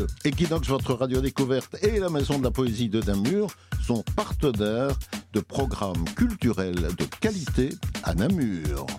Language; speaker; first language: French; native; French